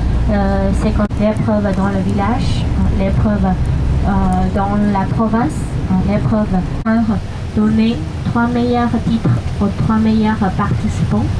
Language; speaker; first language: French; non-native, fluent; Chinese